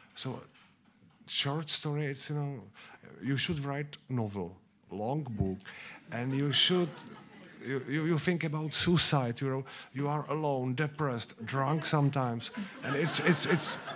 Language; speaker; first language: English; non-native, learner; Czech